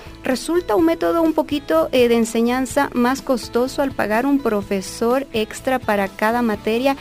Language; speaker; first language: Spanish; native; Spanish